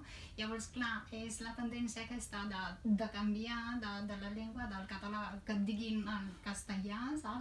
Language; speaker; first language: Catalan; non-native, fluent; Romanian